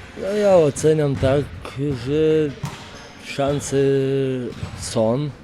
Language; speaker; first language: Polish; non-native, fluent; Lithuanian